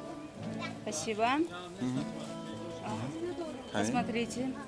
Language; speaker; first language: Russian; non-native, local second language; Tajik